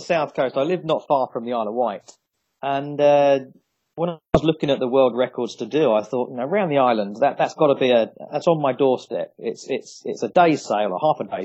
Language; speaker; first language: English; native; English